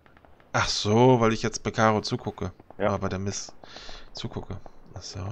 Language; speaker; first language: German; native; German